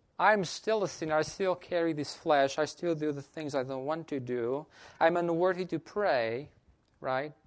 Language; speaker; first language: English; non-native, fluent; Portuguese